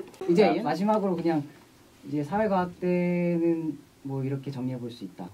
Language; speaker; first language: Korean; native; Korean